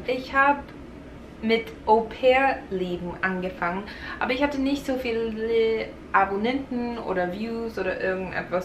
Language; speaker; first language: German; non-native, fluent; English